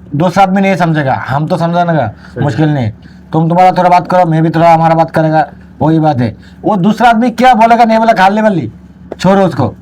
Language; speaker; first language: Hindi; non-native, learner; Bangla